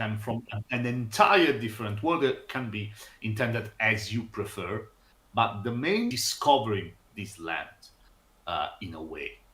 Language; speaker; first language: English; non-native, fluent; Italian